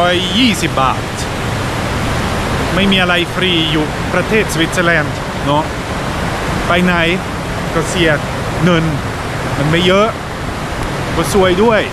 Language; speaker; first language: Thai; non-native, learner; Swiss German